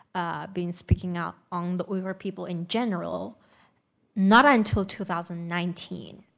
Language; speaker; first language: English; non-native, fluent; Uyghur